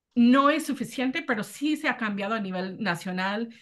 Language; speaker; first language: Spanish; non-native, fluent; English